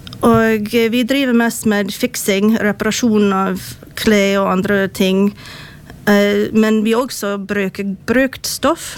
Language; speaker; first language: Norwegian; non-native, fluent; English